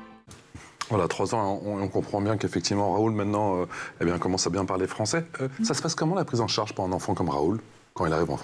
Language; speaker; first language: French; native; French